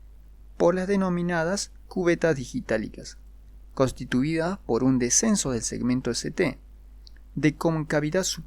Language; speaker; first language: Spanish; native; Spanish